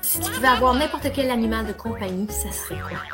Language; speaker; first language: French; native; French